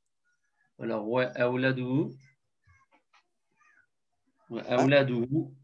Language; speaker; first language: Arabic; non-native, learner; French